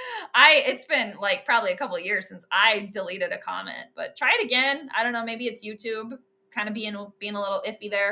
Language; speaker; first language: English; native; English